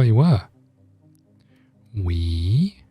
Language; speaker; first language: English; native; English